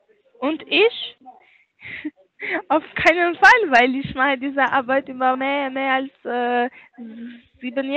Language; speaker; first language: German; non-native, learner; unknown